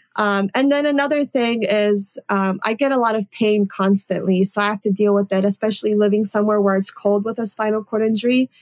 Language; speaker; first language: English; early bilingual, other home language; Polish